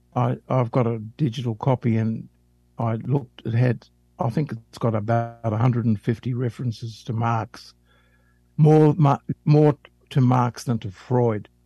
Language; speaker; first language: English; native; English